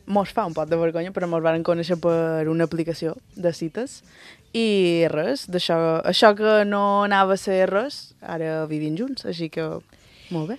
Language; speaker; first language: Catalan; early bilingual, other home language; Spanish